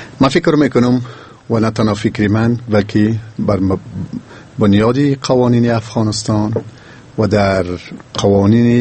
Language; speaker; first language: Persian; native; Persian